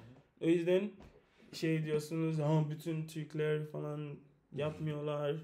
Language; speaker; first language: Turkish; non-native, learner; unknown